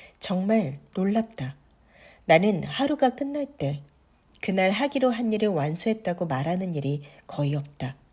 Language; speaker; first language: Korean; native; Korean